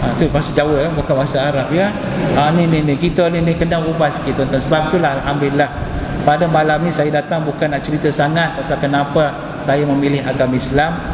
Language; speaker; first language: Malay; non-native, local second language; Tamil